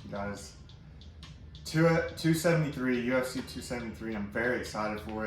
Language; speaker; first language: English; native; English